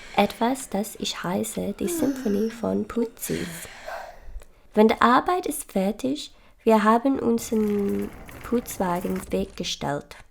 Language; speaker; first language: German; non-native, learner; English